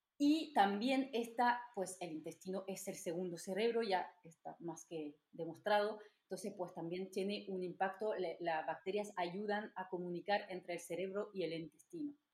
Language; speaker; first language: Spanish; non-native, fluent; French